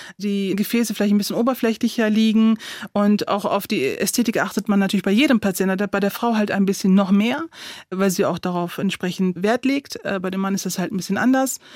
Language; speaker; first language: German; early bilingual, other home language; Turkish